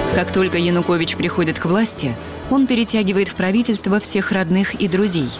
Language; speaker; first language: Russian; native; Russian